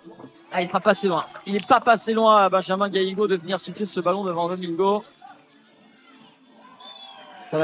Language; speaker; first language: French; native; French